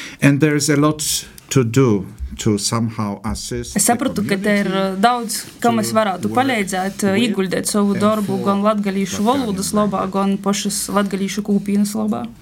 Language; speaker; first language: Latvian; non-native, fluent; German